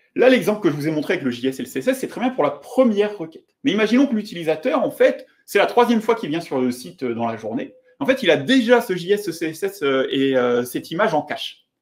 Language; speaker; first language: French; native; French